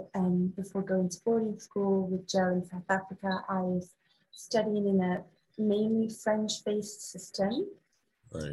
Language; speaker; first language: English; non-native, fluent; Arabic